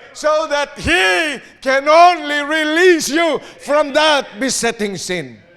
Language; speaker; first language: English; non-native, local second language; Filipino